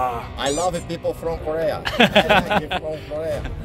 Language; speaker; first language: English; non-native, learner; Portuguese